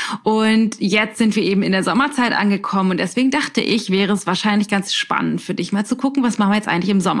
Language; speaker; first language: German; native; German